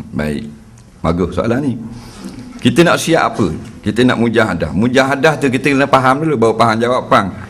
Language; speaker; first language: Malay; native; Malay